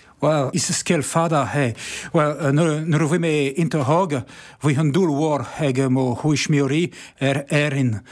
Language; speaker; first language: Irish; non-native, fluent; French